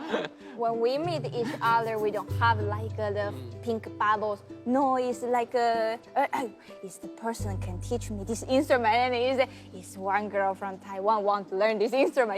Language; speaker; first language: English; non-native, learner; Chinese